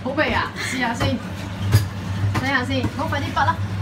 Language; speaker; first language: Cantonese; native; Cantonese